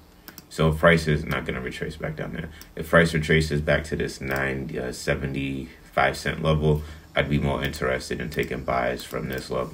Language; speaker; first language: English; native; English